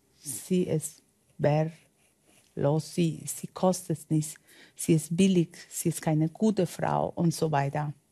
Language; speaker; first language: German; non-native, learner; Spanish